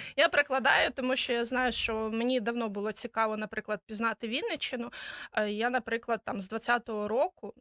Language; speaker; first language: Ukrainian; native; Ukrainian